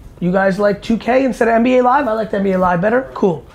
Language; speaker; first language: English; native; English